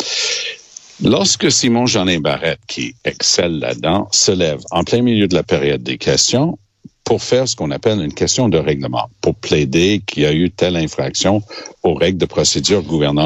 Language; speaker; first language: French; native; French